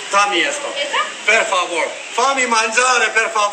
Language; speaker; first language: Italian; non-native, fluent; Albanian